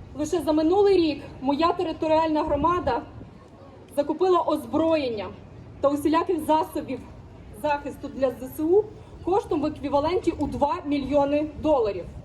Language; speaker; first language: Ukrainian; native; Ukrainian